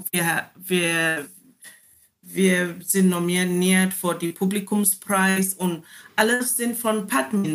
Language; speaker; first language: German; non-native, learner; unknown